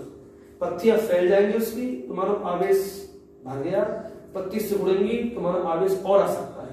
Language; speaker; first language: Hindi; native; Hindi